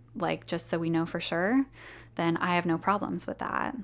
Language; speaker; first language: English; native; English